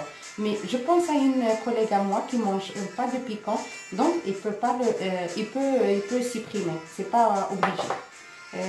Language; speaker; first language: French; non-native, local second language; Arabic